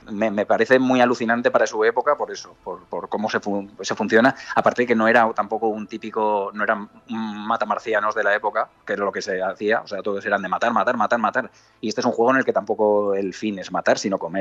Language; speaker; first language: Spanish; native; Spanish